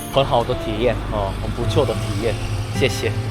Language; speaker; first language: Chinese; non-native, fluent; Korean